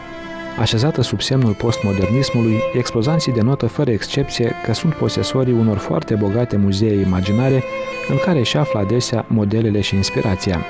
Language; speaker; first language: Romanian; native; Romanian